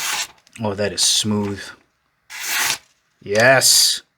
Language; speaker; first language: English; native; English